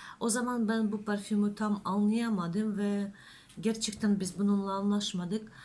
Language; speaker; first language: Turkish; non-native, learner; Russian